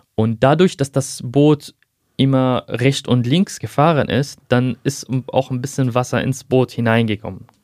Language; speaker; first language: German; non-native, fluent; Arabic